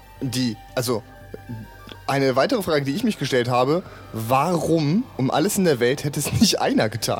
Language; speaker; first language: German; native; German